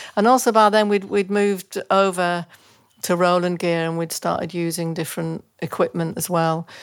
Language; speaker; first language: English; native; English